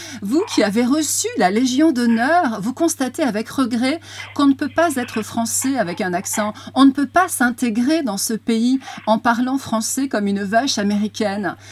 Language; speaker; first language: French; native; French